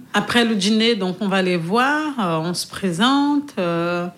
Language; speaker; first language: French; non-native, fluent; Portuguese